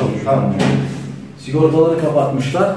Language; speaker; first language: Turkish; native; Turkish